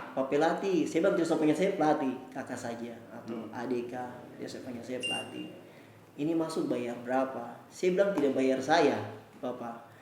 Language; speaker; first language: Indonesian; native; Indonesian